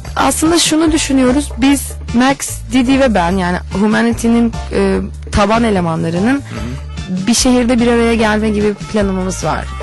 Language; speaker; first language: Turkish; native; Turkish